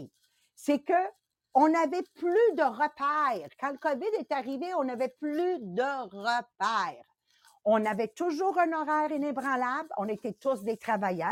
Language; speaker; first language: French; native; French